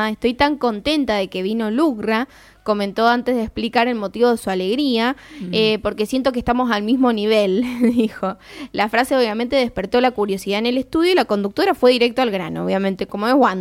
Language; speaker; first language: Spanish; native; Spanish